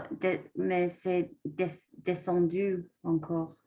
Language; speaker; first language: French; non-native, learner; English